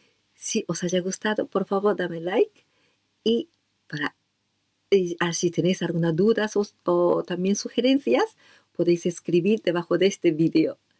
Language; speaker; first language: Spanish; non-native, learner; Japanese